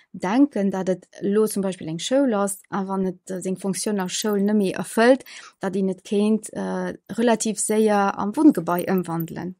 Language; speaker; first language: Luxembourgish; early bilingual, other home language; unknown